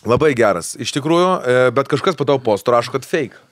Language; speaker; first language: Lithuanian; native; Lithuanian